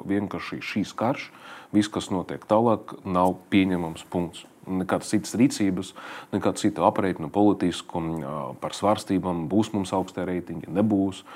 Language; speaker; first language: Latvian; non-native, local second language; Russian